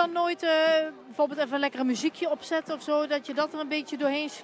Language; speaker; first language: Dutch; native; Dutch